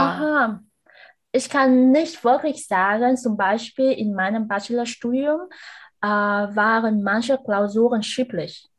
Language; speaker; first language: German; non-native, learner; Vietnamese